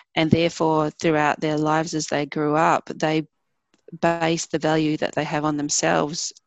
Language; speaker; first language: English; native; English